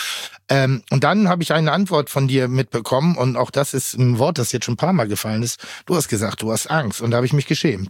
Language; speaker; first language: German; native; German